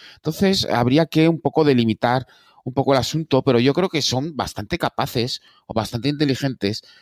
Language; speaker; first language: Spanish; native; Spanish